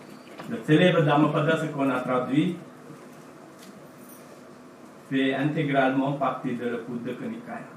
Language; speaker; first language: French; non-native, fluent; Sinhala